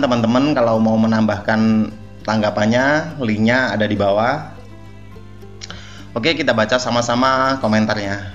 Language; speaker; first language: Indonesian; native; Indonesian